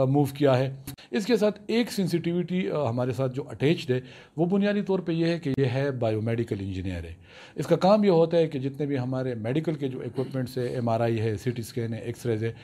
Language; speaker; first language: Urdu; non-native, local second language; Pashto